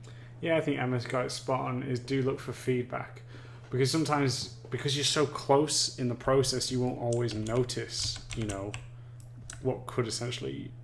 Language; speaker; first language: English; native; English